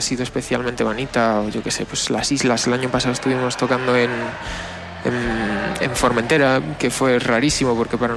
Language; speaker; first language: Spanish; native; Spanish